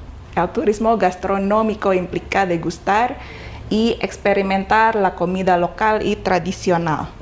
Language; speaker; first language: Spanish; non-native, fluent; Indonesian